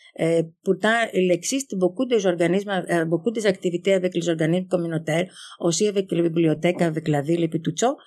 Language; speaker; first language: French; non-native, fluent; Greek